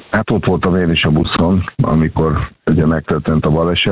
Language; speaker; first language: Hungarian; native; Hungarian